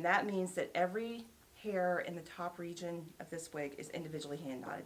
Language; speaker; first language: English; native; English